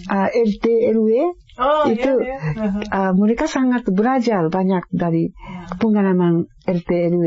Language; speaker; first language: Indonesian; non-native, fluent; Japanese